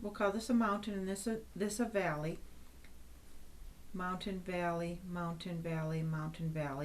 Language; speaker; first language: English; native; English